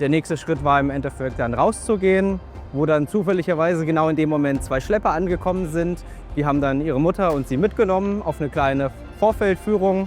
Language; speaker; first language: German; native; German